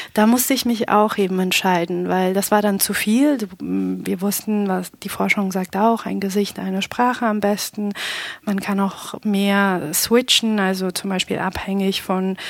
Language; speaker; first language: German; non-native, fluent; Pashto